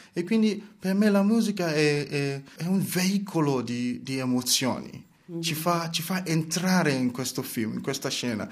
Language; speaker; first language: Italian; non-native, fluent; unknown